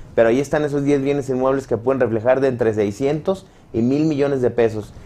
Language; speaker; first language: Spanish; native; Spanish